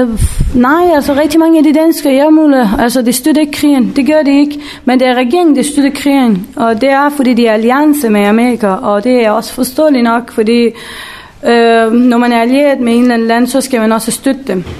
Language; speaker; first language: Danish; early bilingual, other home language; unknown